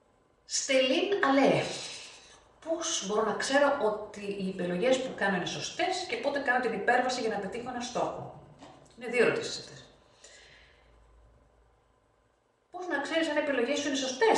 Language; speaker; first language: Greek; native; Greek